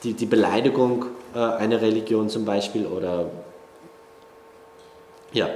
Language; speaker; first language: German; non-native, fluent; English